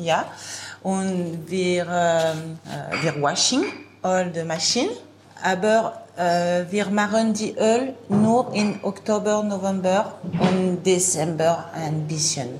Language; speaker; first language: German; non-native, learner; French